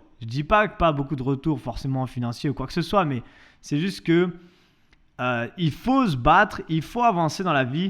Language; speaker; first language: French; native; French